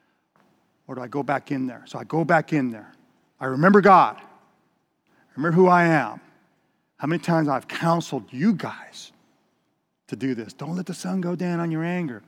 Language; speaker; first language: English; native; English